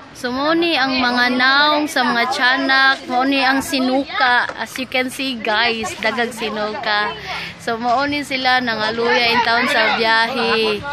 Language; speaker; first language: Cebuano; native; Cebuano